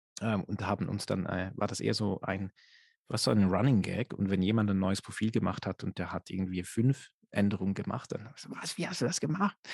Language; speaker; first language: German; native; German